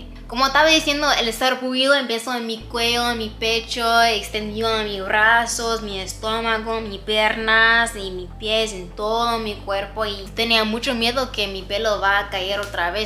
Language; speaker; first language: Spanish; non-native, fluent; English